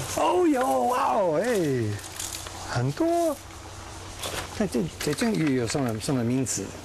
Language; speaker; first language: Chinese; non-native, learner; English